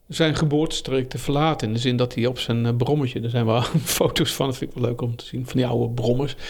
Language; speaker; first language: Dutch; early bilingual, other home language; German